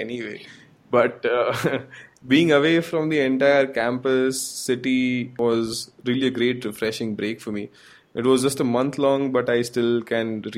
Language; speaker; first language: English; non-native, local second language; Gujarati